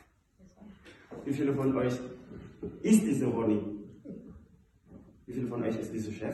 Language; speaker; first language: German; non-native, fluent; Indonesian